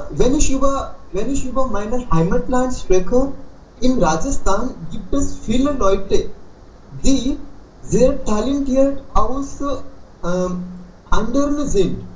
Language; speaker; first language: German; non-native, learner; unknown